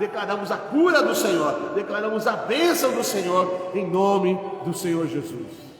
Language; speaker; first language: Portuguese; native; Portuguese